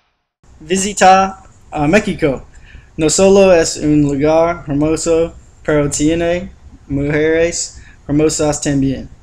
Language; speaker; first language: Spanish; non-native, learner; English